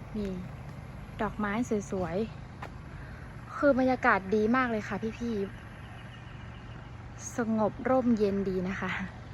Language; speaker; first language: Thai; native; Thai